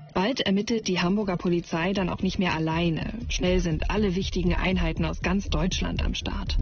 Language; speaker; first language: German; native; German